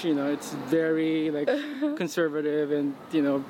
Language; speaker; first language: English; non-native, local second language; Filipino